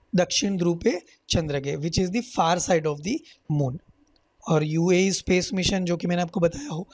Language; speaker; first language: Hindi; native; Hindi